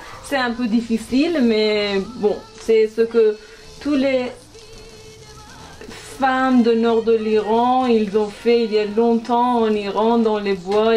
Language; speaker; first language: French; non-native, fluent; Persian